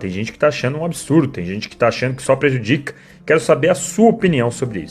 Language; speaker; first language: Portuguese; native; Portuguese